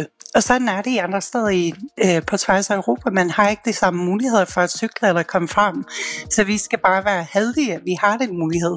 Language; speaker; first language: Danish; non-native, fluent; English